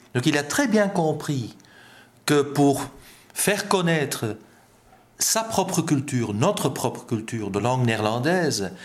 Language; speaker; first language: French; non-native, fluent; Dutch